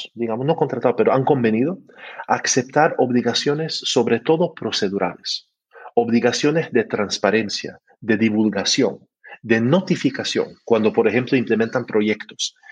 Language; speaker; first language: Spanish; non-native, fluent; English